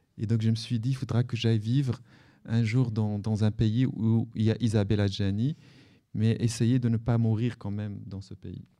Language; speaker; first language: French; non-native, local second language; Arabic